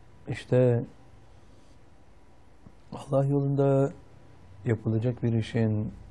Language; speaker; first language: Turkish; native; Turkish